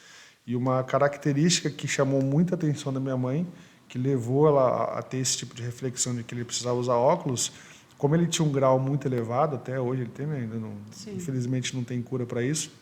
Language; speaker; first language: Portuguese; native; Portuguese